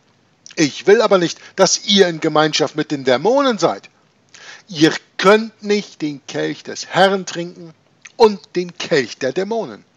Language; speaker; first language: German; native; German